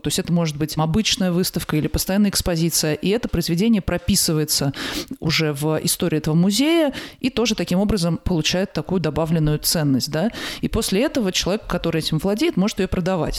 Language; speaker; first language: Russian; native; Russian